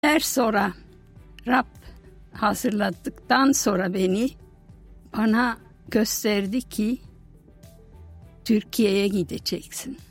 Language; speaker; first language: Turkish; non-native, fluent; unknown